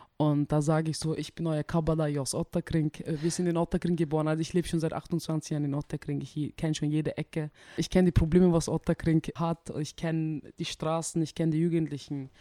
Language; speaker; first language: German; early bilingual, other home language; Turkish